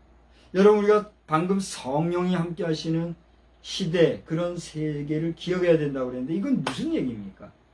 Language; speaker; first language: Korean; native; Korean